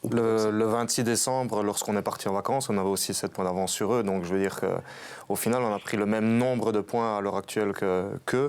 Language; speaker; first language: French; native; French